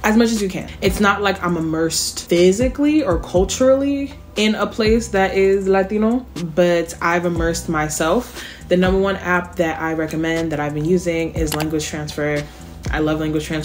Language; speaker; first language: English; native; English